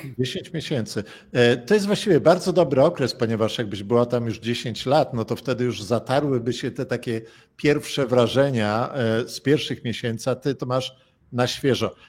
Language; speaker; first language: Polish; native; Polish